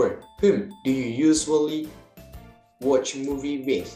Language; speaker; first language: English; non-native, learner; Indonesian